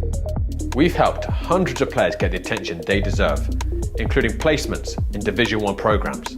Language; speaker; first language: English; native; English